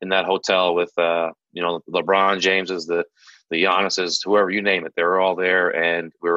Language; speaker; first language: English; native; English